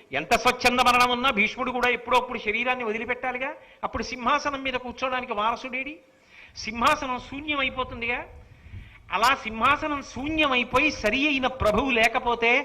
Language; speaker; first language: Telugu; native; Telugu